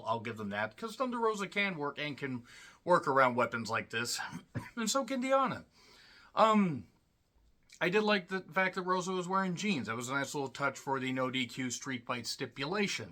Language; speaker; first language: English; native; English